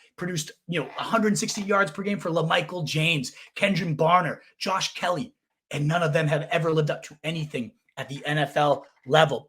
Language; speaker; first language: English; native; English